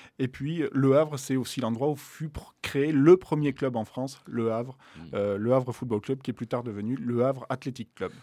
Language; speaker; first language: French; native; French